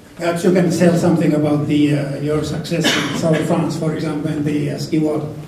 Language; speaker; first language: English; non-native, fluent; Finnish